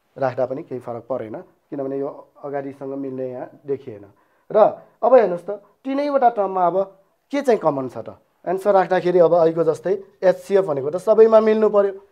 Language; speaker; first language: Nepali; non-native, local second language; Newari